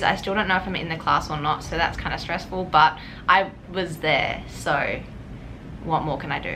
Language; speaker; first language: English; native; English